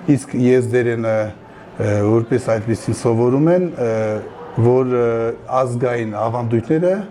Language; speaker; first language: Armenian; non-native, local second language; Kurdish